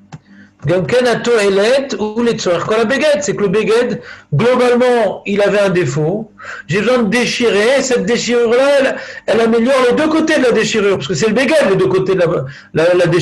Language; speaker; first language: French; native; French